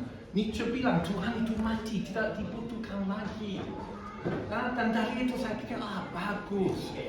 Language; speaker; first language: Indonesian; non-native, fluent; English